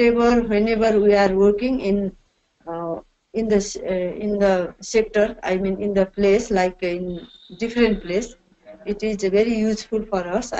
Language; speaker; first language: English; non-native, learner; Nepali